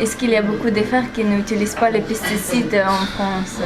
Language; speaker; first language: French; non-native, learner; Chinese